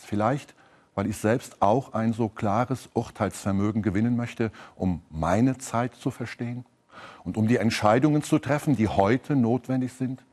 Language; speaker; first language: German; native; German